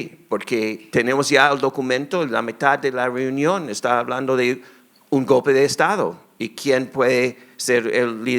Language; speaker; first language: Spanish; non-native, fluent; English